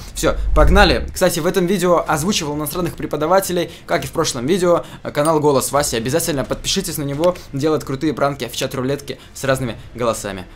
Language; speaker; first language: Russian; native; Russian